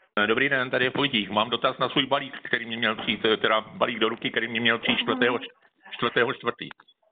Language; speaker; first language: Czech; native; Czech